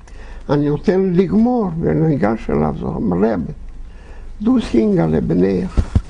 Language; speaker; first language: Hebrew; non-native, fluent; Yiddish